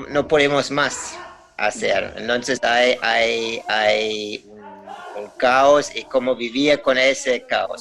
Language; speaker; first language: Spanish; non-native, learner; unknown